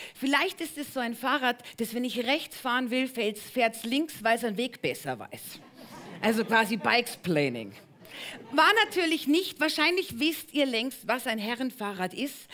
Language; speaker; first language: German; native; German